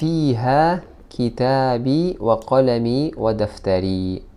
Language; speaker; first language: Arabic; non-native, fluent; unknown